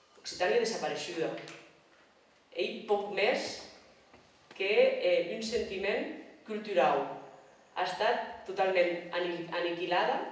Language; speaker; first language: Catalan; non-native, local second language; Occitan